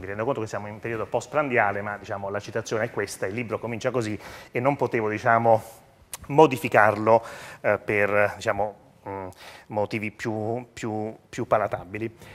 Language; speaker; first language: Italian; native; Italian